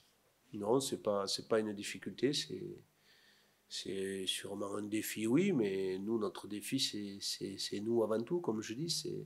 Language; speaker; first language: French; native; French